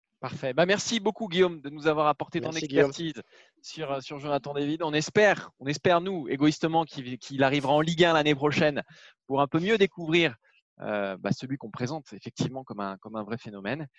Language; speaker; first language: French; native; French